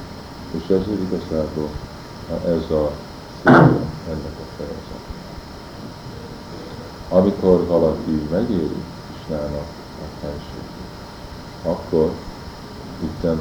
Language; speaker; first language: Hungarian; early bilingual, heritage; Hungarian